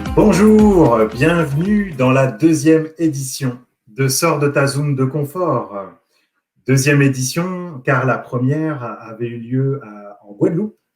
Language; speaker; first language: French; native; French